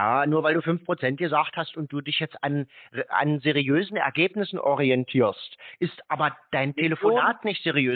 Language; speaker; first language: German; native; German